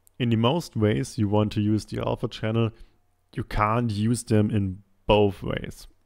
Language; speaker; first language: English; non-native, fluent; German